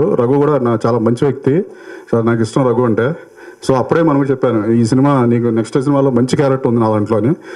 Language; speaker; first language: Telugu; native; Telugu